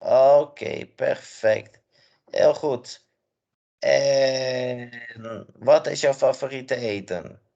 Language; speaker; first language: Dutch; non-native, fluent; English